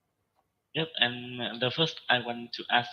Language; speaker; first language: English; non-native, learner; Vietnamese